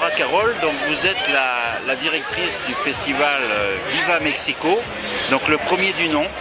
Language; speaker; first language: French; native; French